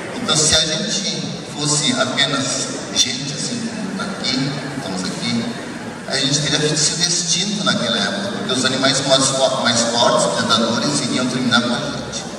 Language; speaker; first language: Portuguese; early bilingual, other home language; Japanese